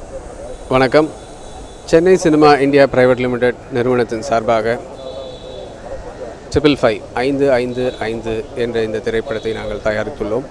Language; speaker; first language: Tamil; native; Tamil